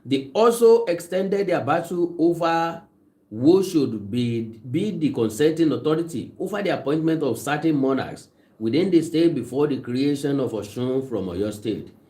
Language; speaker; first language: English; non-native, local second language; Yoruba